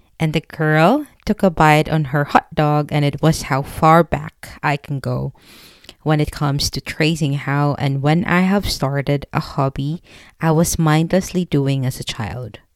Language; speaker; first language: English; non-native, local second language; Filipino